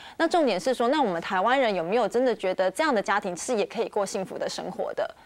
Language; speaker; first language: Chinese; native; Chinese